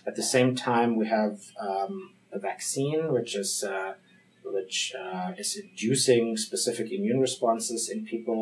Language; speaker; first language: English; non-native, fluent; German